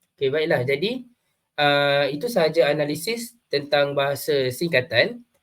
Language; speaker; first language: Malay; native; Malay